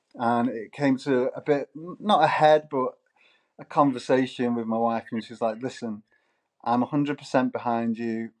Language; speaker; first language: English; native; English